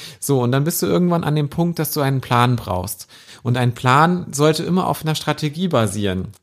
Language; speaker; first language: German; native; German